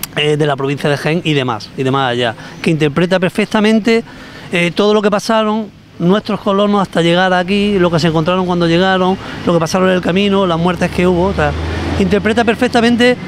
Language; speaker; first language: Spanish; native; Spanish